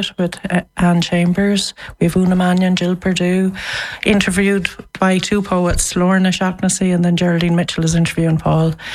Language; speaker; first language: English; native; English